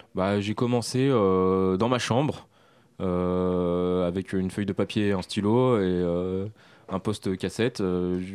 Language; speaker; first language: French; native; French